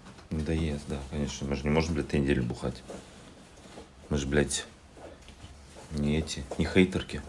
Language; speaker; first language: Russian; native; Russian